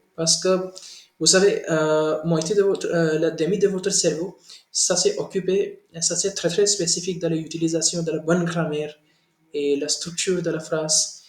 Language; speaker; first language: French; non-native, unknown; Hindi